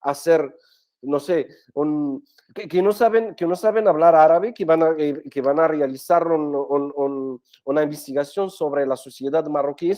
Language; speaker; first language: Spanish; non-native, fluent; Arabic